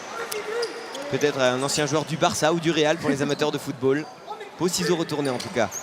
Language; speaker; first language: French; native; French